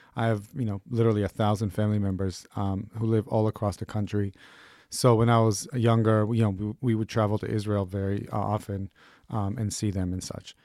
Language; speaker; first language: English; early bilingual, other home language; Hebrew